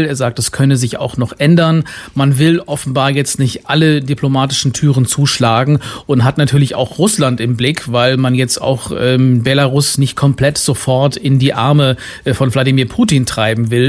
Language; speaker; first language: German; native; German